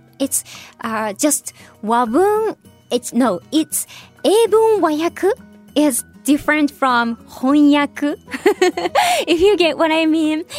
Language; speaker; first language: English; non-native, fluent; Japanese